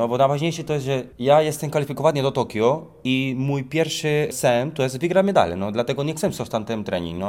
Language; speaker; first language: Polish; non-native, learner; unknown